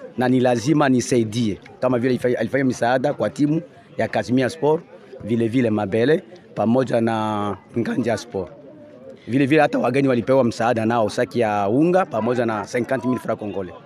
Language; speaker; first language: Swahili; native; Swahili